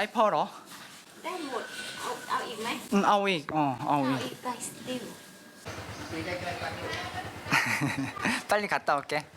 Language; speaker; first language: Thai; non-native, learner; Korean